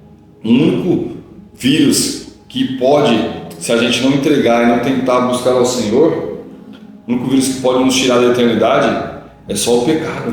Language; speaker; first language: Portuguese; native; Portuguese